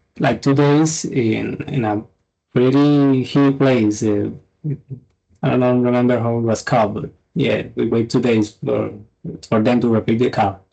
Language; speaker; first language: English; non-native, learner; Spanish